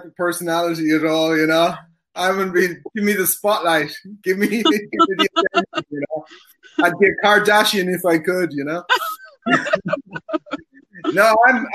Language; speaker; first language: English; native; English